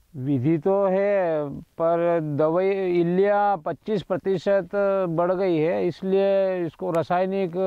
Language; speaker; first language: Hindi; native; Hindi